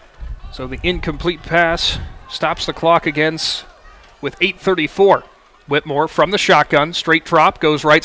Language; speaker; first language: English; native; English